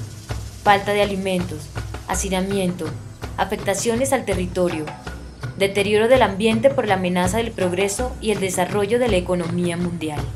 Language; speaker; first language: Spanish; native; Spanish